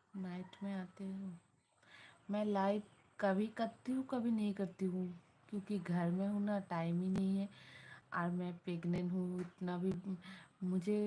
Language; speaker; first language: Hindi; non-native, local second language; Bangla